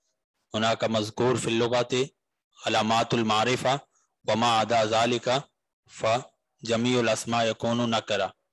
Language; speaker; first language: Arabic; non-native, fluent; Urdu